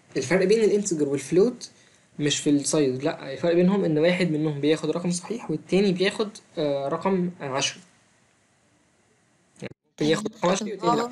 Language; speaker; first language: Arabic; native; Arabic